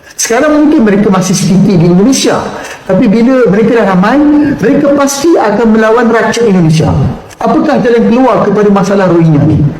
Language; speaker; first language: Malay; native; Malay